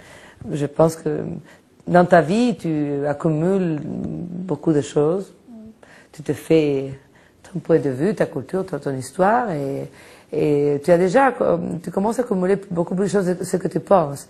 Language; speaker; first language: French; non-native, fluent; Spanish